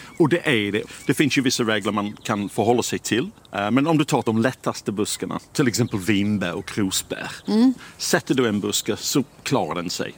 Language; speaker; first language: Swedish; non-native, fluent; English